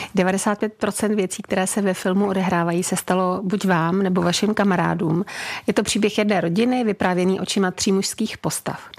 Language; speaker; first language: Czech; native; Czech